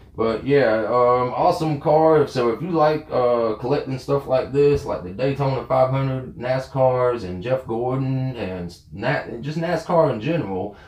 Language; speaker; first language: English; native; English